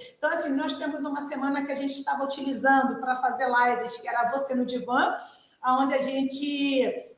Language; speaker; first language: Portuguese; native; Portuguese